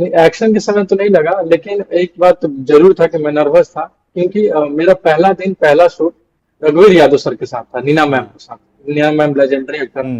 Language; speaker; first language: Hindi; non-native, local second language; Bhojpuri